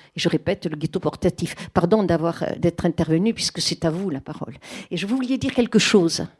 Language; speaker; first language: French; native; French